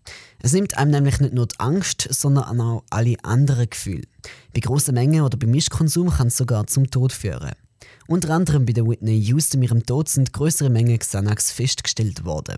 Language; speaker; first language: German; native; German